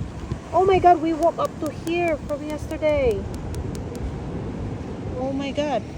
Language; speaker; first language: English; non-native, local second language; Filipino